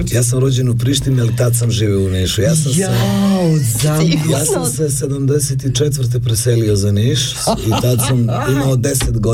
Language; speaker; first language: Serbian; native; Serbian